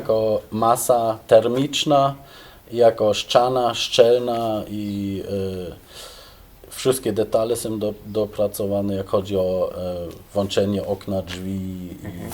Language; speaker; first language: Polish; non-native, fluent; German